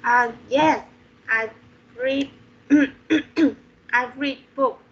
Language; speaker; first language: English; non-native, learner; Vietnamese